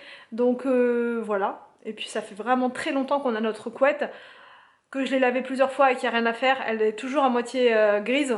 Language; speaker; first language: French; native; French